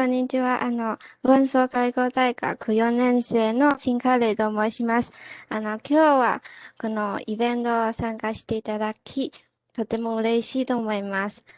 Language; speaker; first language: Japanese; non-native, learner; Chinese